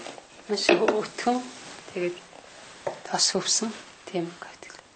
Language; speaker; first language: Mongolian; native; Mongolian